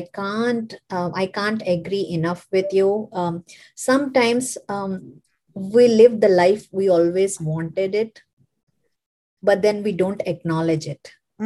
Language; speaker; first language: English; non-native, local second language; Kannada